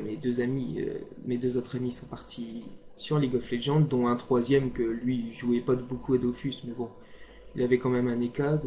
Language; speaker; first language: French; native; French